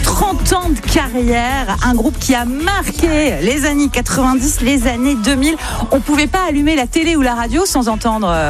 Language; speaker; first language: French; native; French